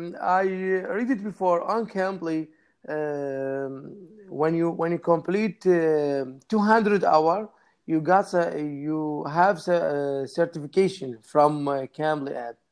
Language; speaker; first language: English; non-native, learner; Arabic